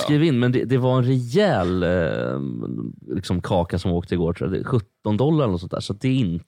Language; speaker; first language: Swedish; native; Swedish